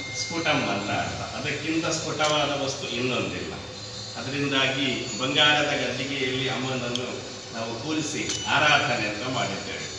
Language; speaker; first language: Kannada; non-native, local second language; Tulu